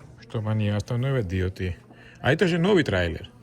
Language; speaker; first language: Russian; non-native, fluent; Georgian